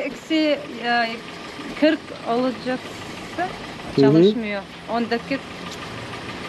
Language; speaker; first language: Turkish; non-native, learner; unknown